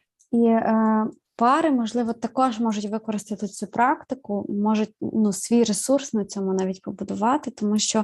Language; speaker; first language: Ukrainian; native; Ukrainian